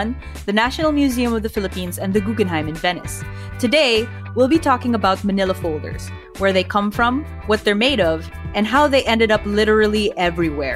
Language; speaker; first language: English; non-native, local second language; Filipino